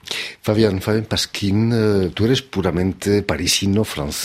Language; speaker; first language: Spanish; native; Spanish